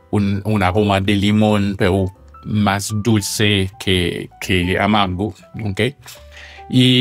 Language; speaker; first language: Spanish; non-native, fluent; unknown